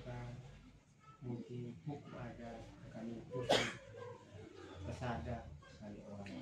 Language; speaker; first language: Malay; non-native, local second language; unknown